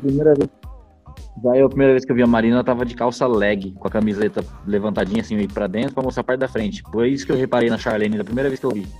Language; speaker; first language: Portuguese; native; Portuguese